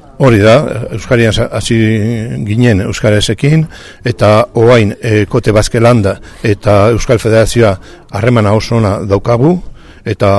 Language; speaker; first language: Basque; non-native, learner; Spanish